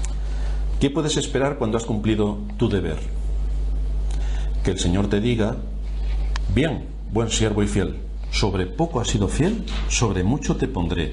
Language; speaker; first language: Spanish; native; Spanish